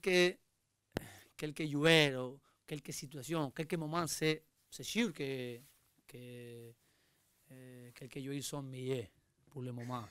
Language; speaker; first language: French; non-native, learner; Spanish